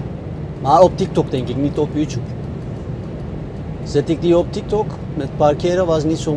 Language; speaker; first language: Dutch; non-native, fluent; Turkish